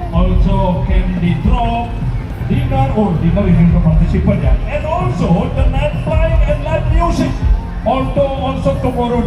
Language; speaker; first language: English; non-native, learner; Indonesian